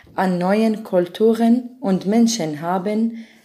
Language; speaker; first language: German; non-native, learner; Arabic